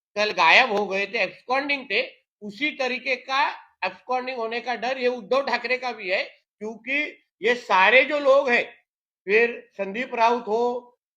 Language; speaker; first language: Hindi; non-native, local second language; Marathi